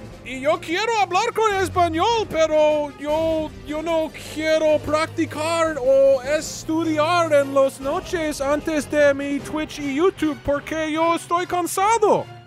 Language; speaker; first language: Spanish; non-native, learner; English